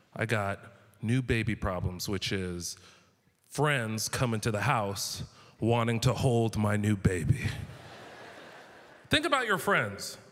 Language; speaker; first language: English; native; English